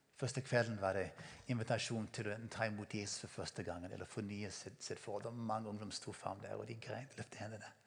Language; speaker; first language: Norwegian; non-native, fluent; English